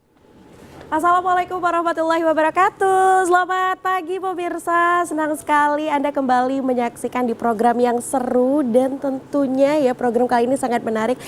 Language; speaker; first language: Indonesian; native; Indonesian